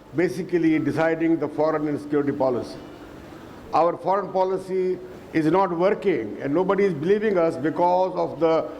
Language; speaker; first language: English; non-native, local second language; Urdu